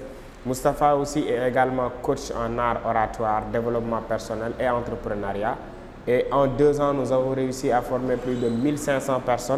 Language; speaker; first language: French; non-native, local second language; Wolof